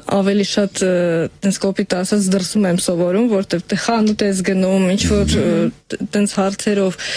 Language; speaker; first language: Armenian; non-native, fluent; Russian